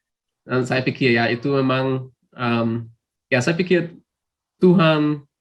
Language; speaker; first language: Indonesian; non-native, fluent; German